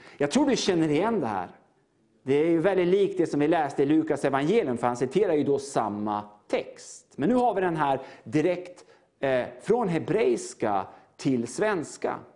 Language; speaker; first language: Swedish; native; Swedish